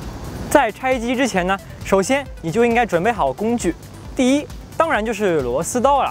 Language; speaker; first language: Chinese; native; Chinese